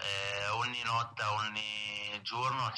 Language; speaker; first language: Italian; non-native, learner; Arabic